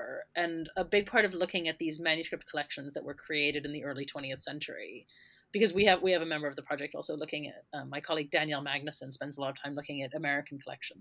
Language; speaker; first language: English; native; English